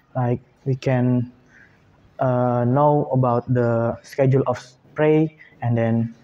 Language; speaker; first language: English; non-native, learner; Indonesian